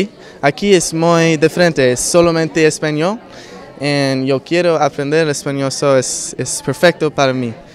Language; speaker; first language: Spanish; non-native, learner; English